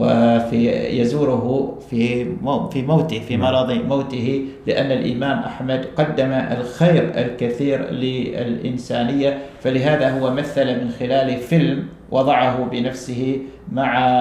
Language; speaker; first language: Arabic; native; Arabic